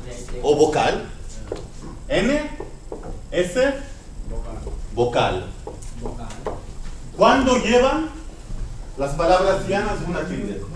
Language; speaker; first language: Spanish; non-native, fluent; Dutch